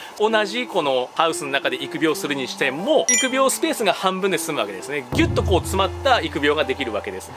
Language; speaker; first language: Japanese; native; Japanese